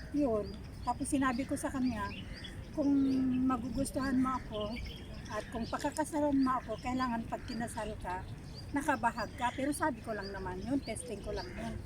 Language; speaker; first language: Filipino; non-native, local second language; Iloko